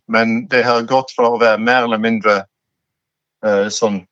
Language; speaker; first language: Norwegian; non-native, fluent; English